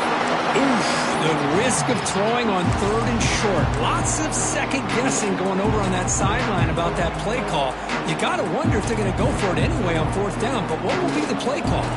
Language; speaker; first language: English; native; English